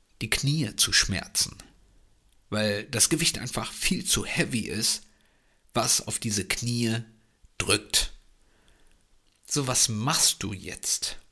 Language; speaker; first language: German; native; German